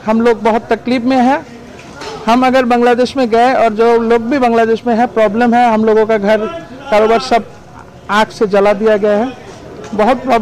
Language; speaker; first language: Hindi; non-native, local second language; Bangla